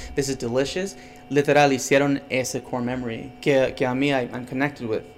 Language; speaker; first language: Spanish; early bilingual, heritage; Spanish